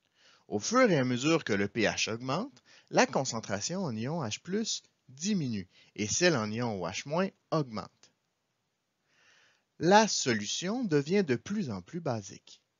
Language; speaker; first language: French; native; French